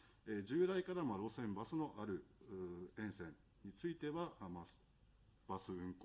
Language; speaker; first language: Japanese; native; Japanese